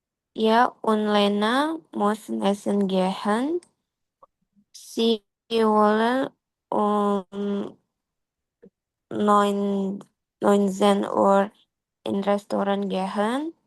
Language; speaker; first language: German; non-native, learner; Indonesian